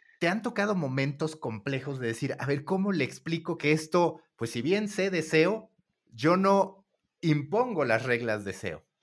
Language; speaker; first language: Spanish; native; Spanish